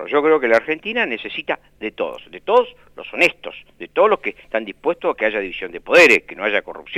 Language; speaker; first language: Spanish; native; Spanish